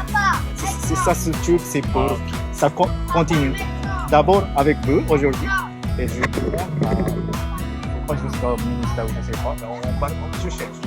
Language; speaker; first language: French; non-native, learner; Japanese